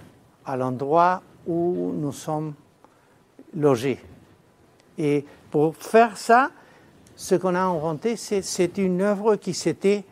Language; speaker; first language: French; non-native, fluent; Spanish